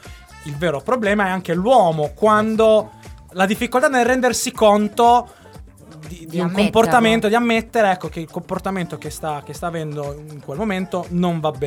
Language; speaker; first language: Italian; native; Italian